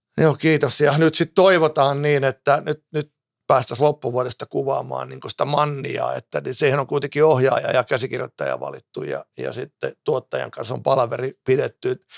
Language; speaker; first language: Finnish; native; Finnish